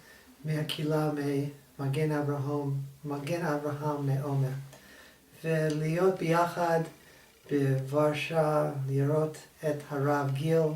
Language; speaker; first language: Hebrew; non-native, fluent; English